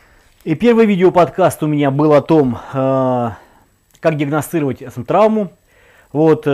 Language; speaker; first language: Russian; native; Russian